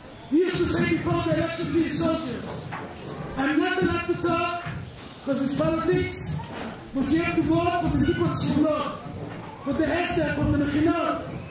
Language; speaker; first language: English; non-native, fluent; Hebrew